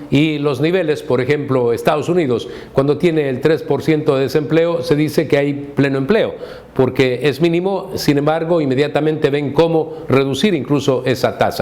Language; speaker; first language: Spanish; native; Spanish